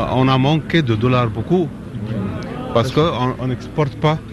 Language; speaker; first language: French; non-native, learner; Arabic